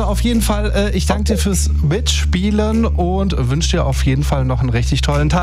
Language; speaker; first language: German; native; German